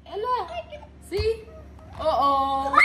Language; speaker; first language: English; non-native, learner; Filipino